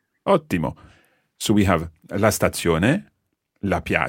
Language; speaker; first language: Italian; non-native, fluent; English